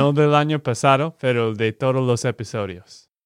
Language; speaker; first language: Spanish; non-native, fluent; English